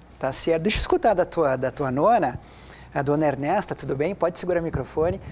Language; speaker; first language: Portuguese; native; Portuguese